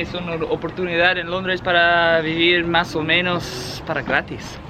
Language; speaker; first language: Spanish; non-native, learner; English